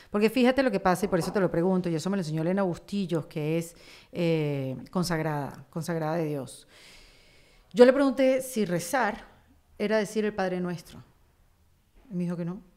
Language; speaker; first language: Spanish; native; Spanish